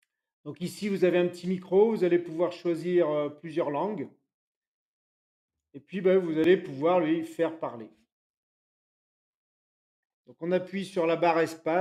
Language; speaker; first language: French; native; French